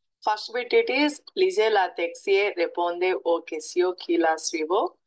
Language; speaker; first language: French; non-native, learner; Telugu